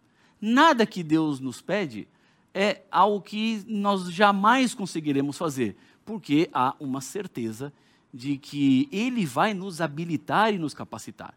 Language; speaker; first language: Portuguese; native; Portuguese